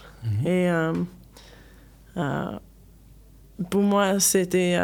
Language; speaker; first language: French; non-native, learner; English